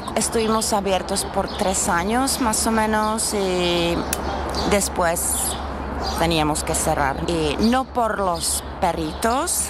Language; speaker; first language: Spanish; non-native, fluent; Czech